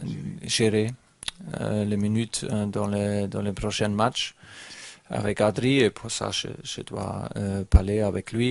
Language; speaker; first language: French; non-native, learner; German